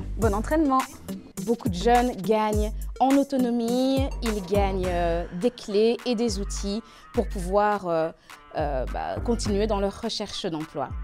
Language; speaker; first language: French; native; French